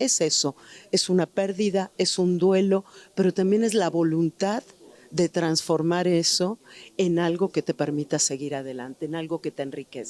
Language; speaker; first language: Spanish; native; Spanish